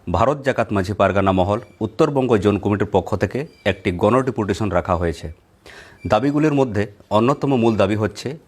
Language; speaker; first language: Bangla; non-native, local second language; Santali